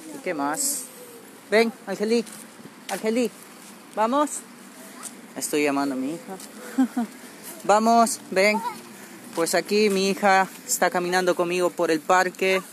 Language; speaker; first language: Spanish; native; Spanish